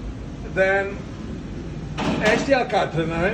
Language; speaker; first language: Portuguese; non-native, learner; English